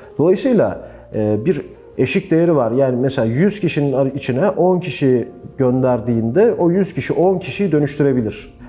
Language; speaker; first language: Turkish; native; Turkish